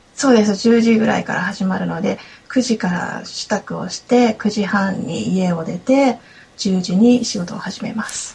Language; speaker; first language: Japanese; native; Japanese